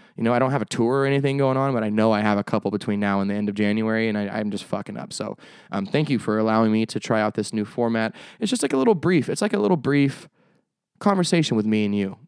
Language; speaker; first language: English; native; English